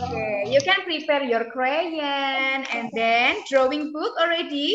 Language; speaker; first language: English; non-native, local second language; Indonesian